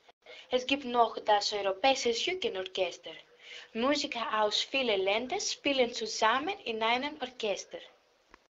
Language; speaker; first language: German; non-native, learner; Greek